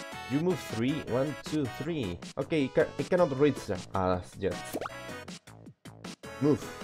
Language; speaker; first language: English; non-native, learner; Spanish